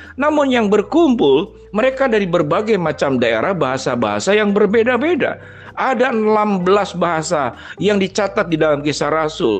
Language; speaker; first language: Indonesian; native; Indonesian